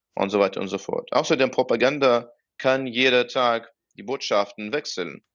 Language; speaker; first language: German; non-native, fluent; Russian